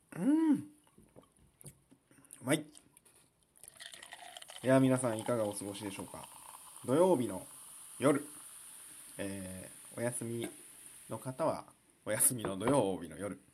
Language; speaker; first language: Japanese; native; Japanese